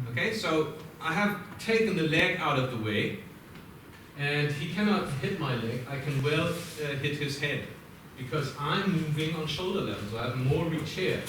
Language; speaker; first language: English; non-native, fluent; German